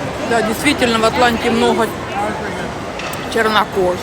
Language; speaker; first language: Russian; non-native, local second language; Ukrainian